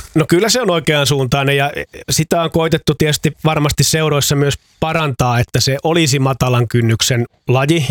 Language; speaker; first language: Finnish; native; Finnish